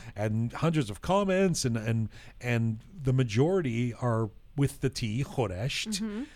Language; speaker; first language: English; native; English